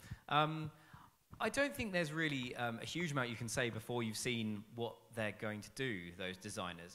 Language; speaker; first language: English; native; English